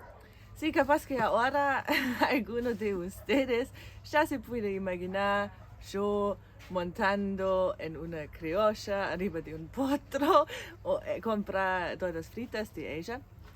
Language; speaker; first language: Spanish; non-native, fluent; German